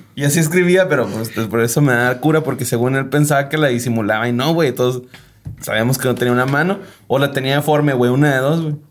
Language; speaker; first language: Spanish; native; Spanish